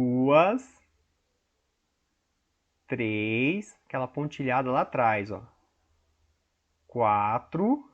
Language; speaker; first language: Portuguese; native; Portuguese